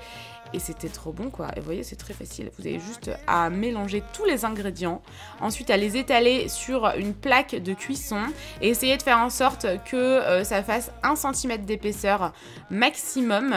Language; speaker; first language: French; native; French